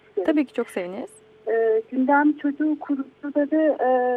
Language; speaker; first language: Turkish; native; Turkish